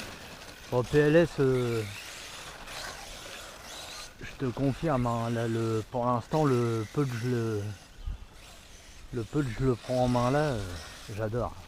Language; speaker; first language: French; native; French